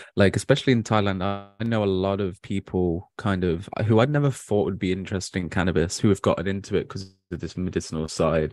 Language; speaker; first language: English; native; English